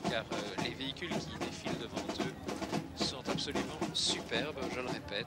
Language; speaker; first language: French; native; French